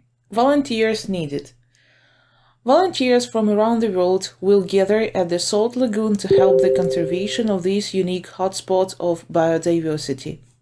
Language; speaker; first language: English; non-native, fluent; Ukrainian